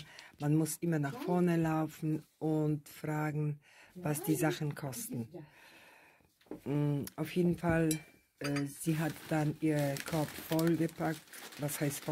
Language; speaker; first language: German; non-native, fluent; Russian